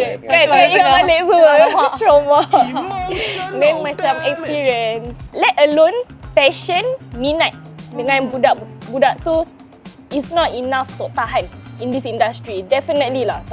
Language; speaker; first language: Malay; native; Malay